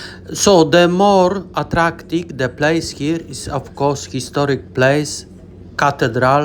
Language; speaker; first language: English; non-native, learner; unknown